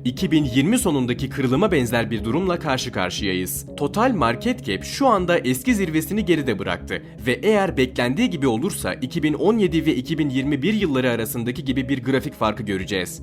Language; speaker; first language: Turkish; native; Turkish